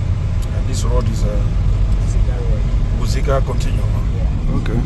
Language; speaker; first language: English; non-native, learner; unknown